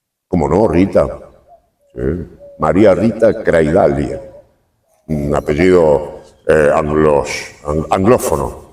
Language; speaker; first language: Spanish; native; Spanish